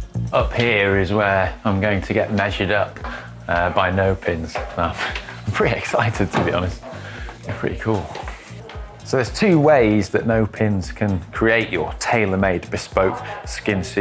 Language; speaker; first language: English; native; English